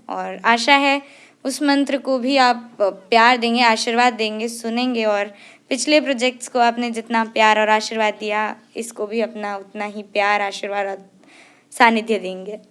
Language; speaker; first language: Hindi; non-native, local second language; Odia